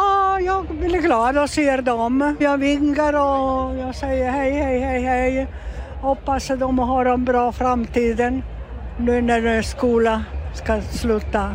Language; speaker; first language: Swedish; non-native, fluent; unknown